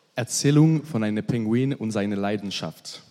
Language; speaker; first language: German; non-native, learner; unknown